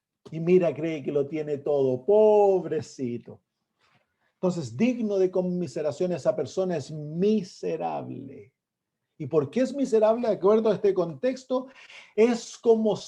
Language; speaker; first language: Spanish; native; Spanish